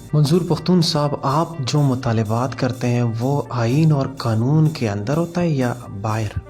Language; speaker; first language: Urdu; non-native, local second language; Pashto